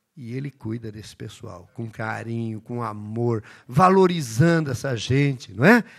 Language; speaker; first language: Portuguese; early bilingual, other home language; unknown